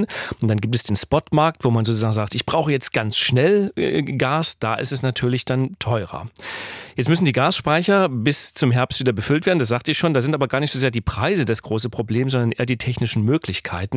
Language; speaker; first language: German; native; German